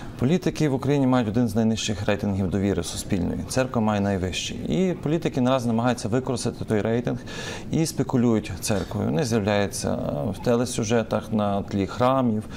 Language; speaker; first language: Ukrainian; native; Ukrainian